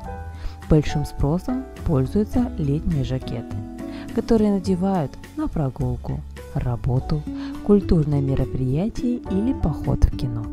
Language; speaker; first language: Russian; native; Russian